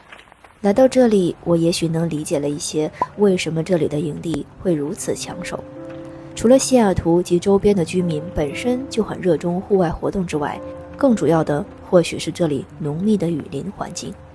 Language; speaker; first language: Chinese; native; Chinese